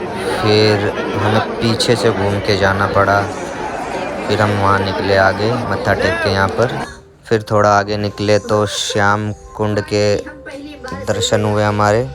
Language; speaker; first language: Hindi; native; Hindi